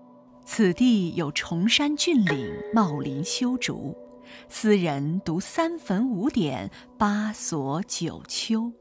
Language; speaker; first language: Chinese; native; Chinese